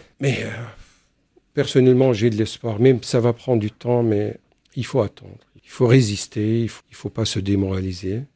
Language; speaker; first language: French; non-native, fluent; Arabic